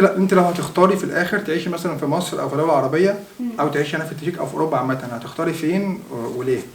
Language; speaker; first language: Arabic; native; Arabic